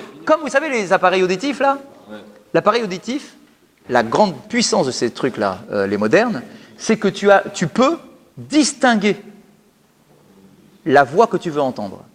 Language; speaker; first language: French; native; French